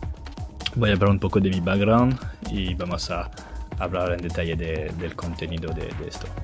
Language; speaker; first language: Spanish; non-native, learner; French